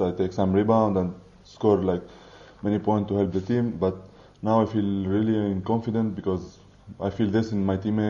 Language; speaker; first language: English; non-native, fluent; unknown